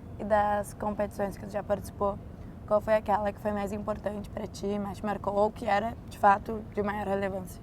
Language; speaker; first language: Portuguese; native; Portuguese